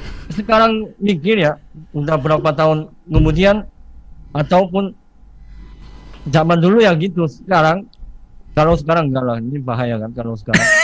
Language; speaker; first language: Indonesian; non-native, fluent; Korean